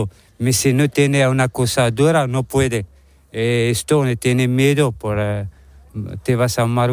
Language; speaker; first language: Spanish; non-native, learner; Arabic